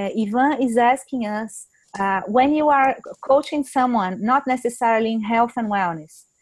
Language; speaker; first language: English; non-native, fluent; Portuguese